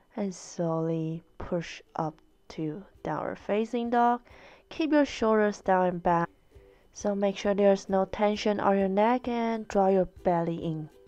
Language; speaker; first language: English; non-native, fluent; Chinese